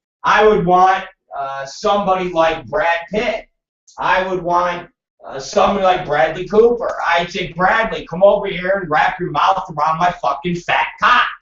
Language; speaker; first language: English; native; English